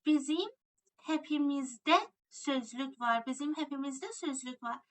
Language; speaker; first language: Turkish; non-native, fluent; Persian